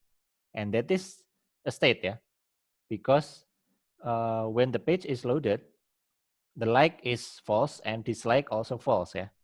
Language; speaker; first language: English; non-native, fluent; Indonesian